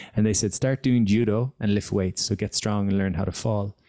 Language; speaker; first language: English; native; English